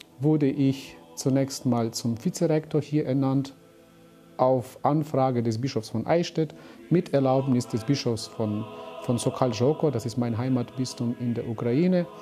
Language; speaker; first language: German; non-native, fluent; Ukrainian